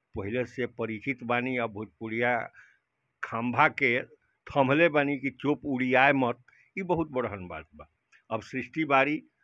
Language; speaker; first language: Hindi; native; Hindi